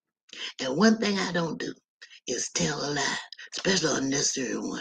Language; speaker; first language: English; native; English